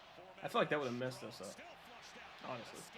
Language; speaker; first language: English; native; English